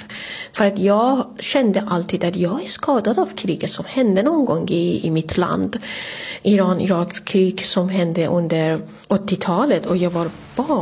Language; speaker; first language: Swedish; non-native, fluent; Persian